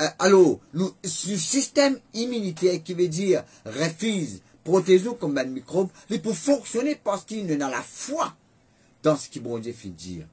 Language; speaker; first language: French; non-native, learner; Morisyen